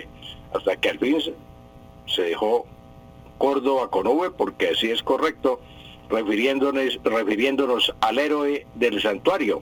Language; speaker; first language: Spanish; native; Spanish